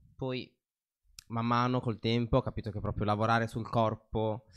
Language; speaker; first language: Italian; native; Italian